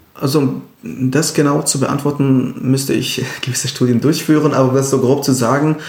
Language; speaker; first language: German; non-native, fluent; Arabic